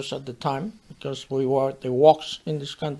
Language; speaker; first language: English; non-native, fluent; Spanish